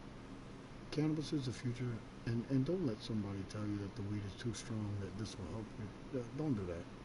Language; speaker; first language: English; native; English